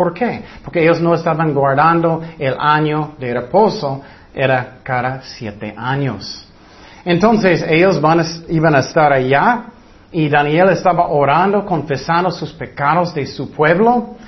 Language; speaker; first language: Spanish; non-native, fluent; English